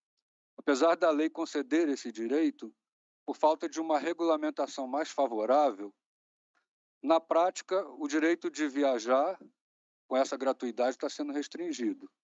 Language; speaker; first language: Portuguese; native; Portuguese